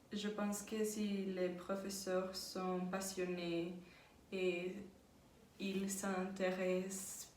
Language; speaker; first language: French; non-native, learner; Spanish